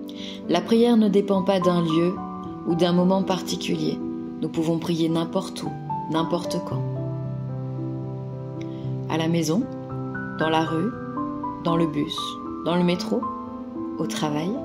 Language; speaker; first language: French; native; French